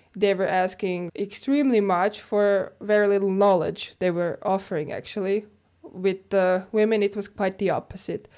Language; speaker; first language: English; non-native, fluent; Croatian